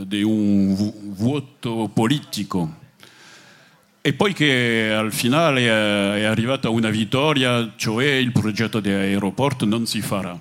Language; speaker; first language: Italian; non-native, fluent; French